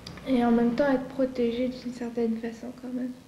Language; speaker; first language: French; native; French